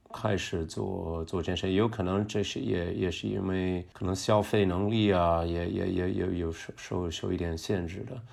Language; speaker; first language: Chinese; non-native, fluent; English